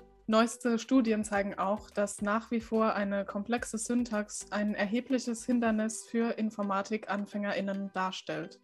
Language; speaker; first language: German; native; German